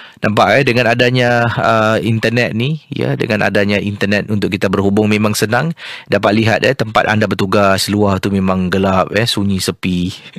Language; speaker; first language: Malay; native; Malay